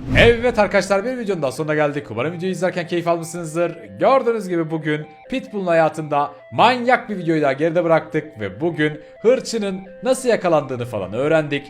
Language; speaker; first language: Turkish; native; Turkish